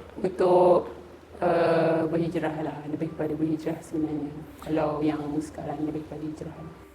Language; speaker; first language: Malay; native; Malay